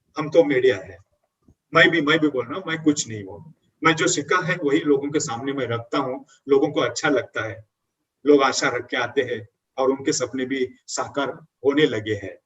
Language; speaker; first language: Hindi; non-native, local second language; Marathi